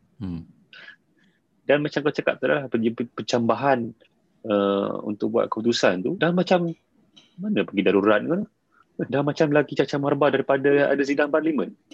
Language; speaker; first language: Malay; native; Malay